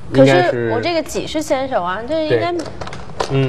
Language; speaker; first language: Chinese; native; Chinese